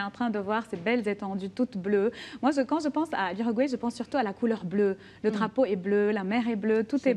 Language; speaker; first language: French; non-native, local second language; Arabic